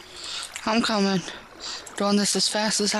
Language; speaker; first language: English; native; English